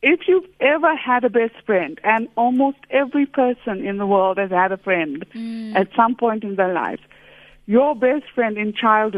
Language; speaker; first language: English; native; English